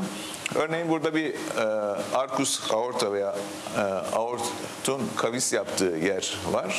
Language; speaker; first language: Turkish; native; Turkish